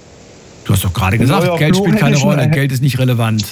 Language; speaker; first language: German; native; German